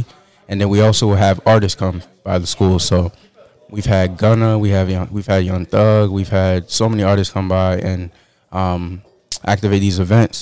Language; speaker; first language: English; native; English